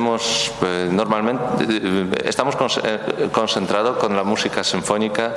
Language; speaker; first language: Spanish; non-native, learner; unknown